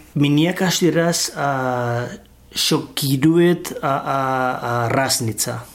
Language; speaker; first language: Russian; non-native, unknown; Spanish